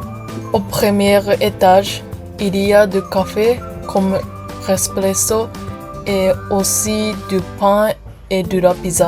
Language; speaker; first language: French; non-native, learner; Japanese